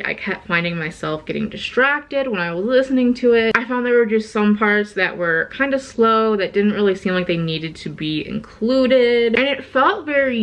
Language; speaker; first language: English; native; English